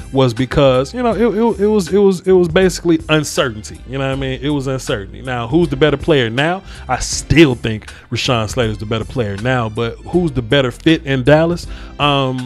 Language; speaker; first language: English; native; English